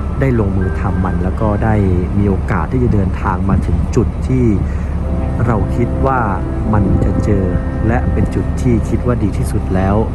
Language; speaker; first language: Thai; native; Thai